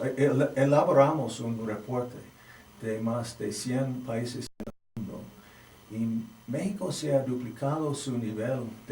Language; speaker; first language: Spanish; non-native, fluent; English